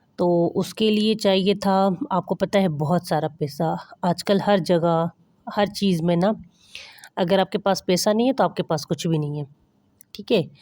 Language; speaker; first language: Urdu; non-native, local second language; Pahari-Potwari